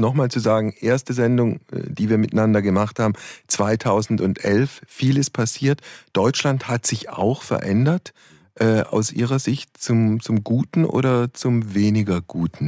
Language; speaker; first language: German; native; German